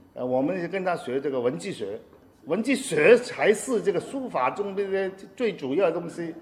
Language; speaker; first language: Chinese; non-native, fluent; Cantonese